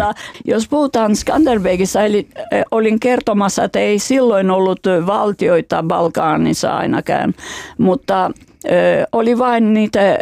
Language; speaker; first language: Finnish; non-native, fluent; Albanian